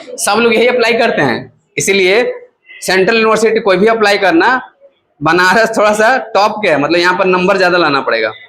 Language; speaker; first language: Hindi; native; Hindi